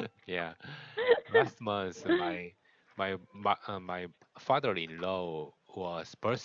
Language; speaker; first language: English; non-native, learner; Korean